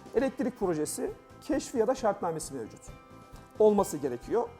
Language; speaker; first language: Turkish; native; Turkish